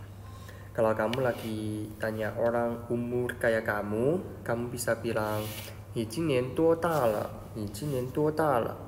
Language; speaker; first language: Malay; non-native, fluent; Chinese